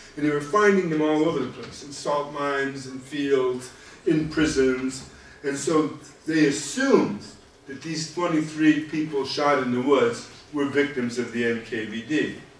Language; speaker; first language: English; native; English